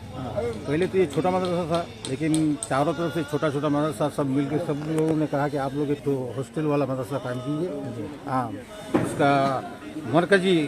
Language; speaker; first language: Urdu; non-native, local second language; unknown